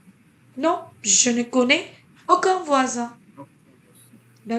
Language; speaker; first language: French; non-native, fluent; Hindi